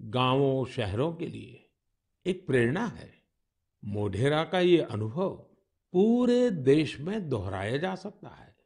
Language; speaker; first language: Hindi; non-native, local second language; Gujarati